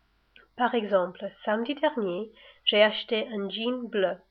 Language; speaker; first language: French; non-native, learner; English